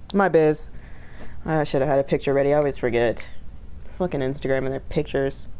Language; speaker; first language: English; native; English